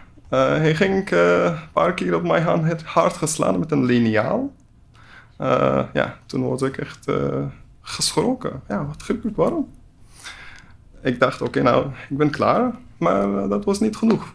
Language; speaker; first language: Dutch; non-native, learner; Persian